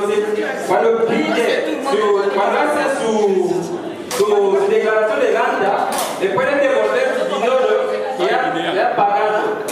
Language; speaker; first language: Spanish; non-native, learner; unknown